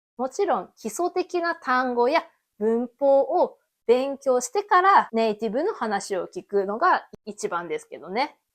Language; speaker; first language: Japanese; native; Japanese